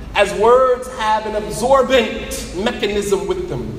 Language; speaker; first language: English; native; English